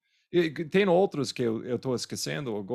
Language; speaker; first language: Portuguese; non-native, fluent; English